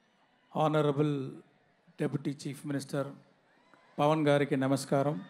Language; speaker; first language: Telugu; non-native, learner; Tamil